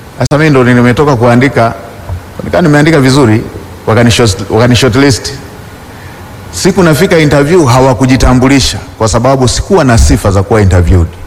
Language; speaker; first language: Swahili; non-native, local second language; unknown